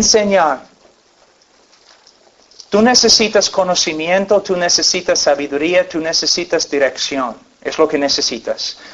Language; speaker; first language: Spanish; non-native, fluent; English